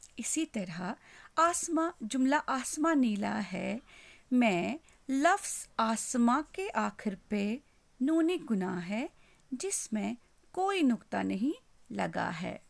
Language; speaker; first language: Urdu; non-native, local second language; Kashmiri